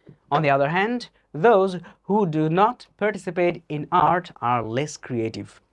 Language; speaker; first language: English; non-native, local second language; Bangla